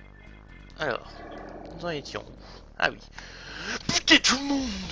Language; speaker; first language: French; native; French